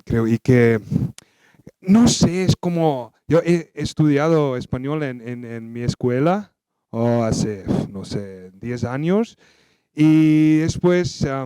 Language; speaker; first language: Spanish; non-native, learner; Finnish